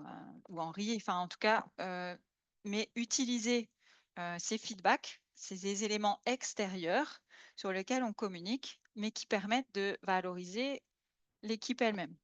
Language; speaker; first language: French; native; French